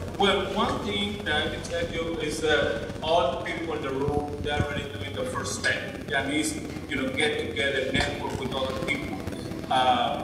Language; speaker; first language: English; non-native, fluent; Spanish